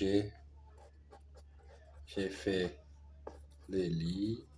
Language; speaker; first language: French; non-native, learner; Portuguese